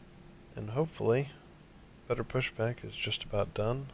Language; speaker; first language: English; native; English